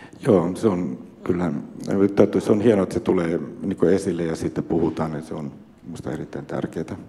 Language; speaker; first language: Finnish; native; Finnish